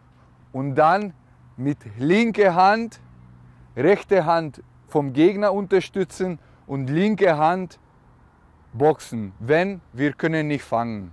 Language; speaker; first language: German; non-native, learner; Hungarian